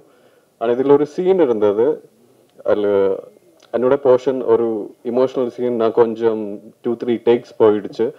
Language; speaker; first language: Tamil; non-native, learner; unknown